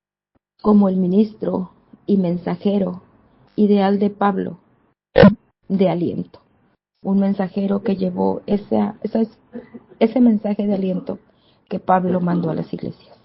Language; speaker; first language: Spanish; native; Spanish